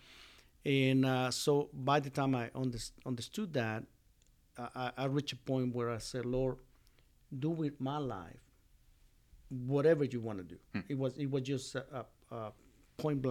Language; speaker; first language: English; non-native, fluent; Spanish